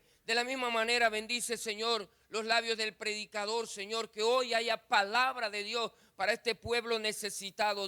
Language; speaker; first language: Spanish; native; Spanish